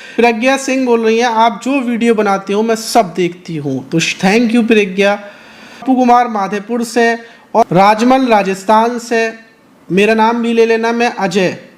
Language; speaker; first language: Hindi; native; Hindi